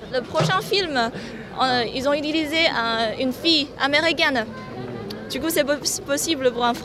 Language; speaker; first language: French; non-native, fluent; Chinese